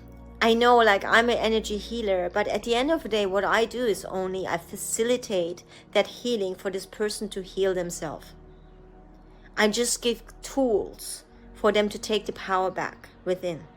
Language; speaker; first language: English; non-native, fluent; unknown